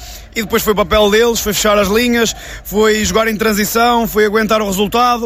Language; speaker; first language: Portuguese; native; Portuguese